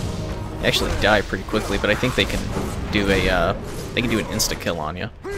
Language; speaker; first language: English; native; English